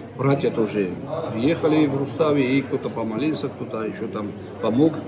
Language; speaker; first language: Russian; non-native, local second language; Georgian